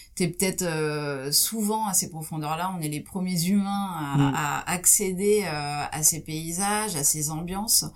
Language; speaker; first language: French; native; French